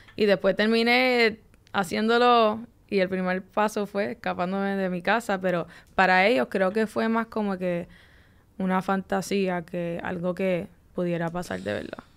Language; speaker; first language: Spanish; early bilingual, heritage; Spanish